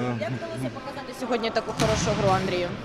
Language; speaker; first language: Ukrainian; native; Ukrainian